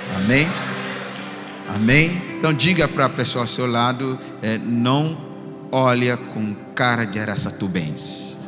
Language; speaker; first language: Portuguese; non-native, fluent; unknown